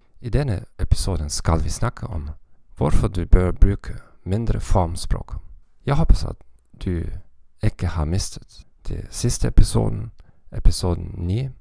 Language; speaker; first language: Norwegian; non-native, learner; German